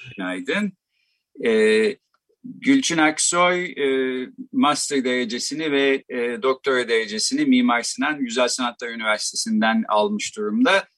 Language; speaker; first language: Turkish; native; Turkish